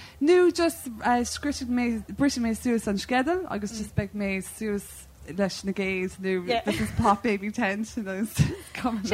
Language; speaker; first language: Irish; non-native, local second language; English